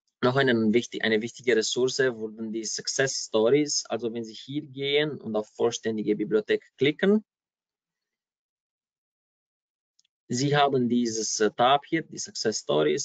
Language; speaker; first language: German; non-native, fluent; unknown